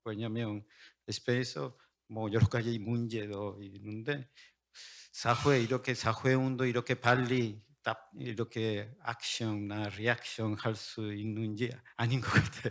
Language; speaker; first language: Korean; non-native, learner; Spanish